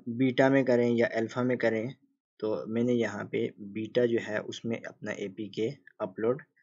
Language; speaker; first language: Urdu; native; Urdu